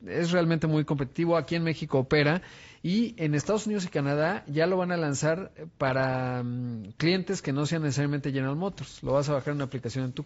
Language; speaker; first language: Spanish; native; Spanish